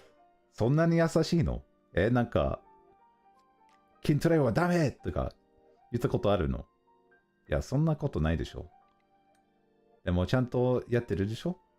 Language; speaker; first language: Japanese; non-native, learner; English